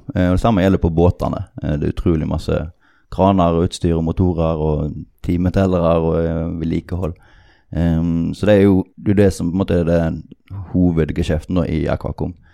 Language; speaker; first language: Norwegian; native; Norwegian